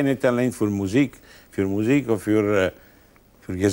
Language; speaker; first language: German; non-native, learner; Italian